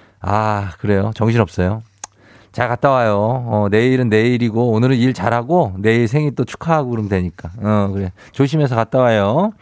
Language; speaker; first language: Korean; native; Korean